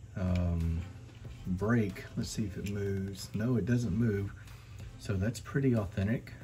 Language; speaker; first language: English; native; English